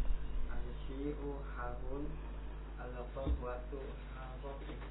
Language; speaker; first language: Arabic; non-native, learner; Indonesian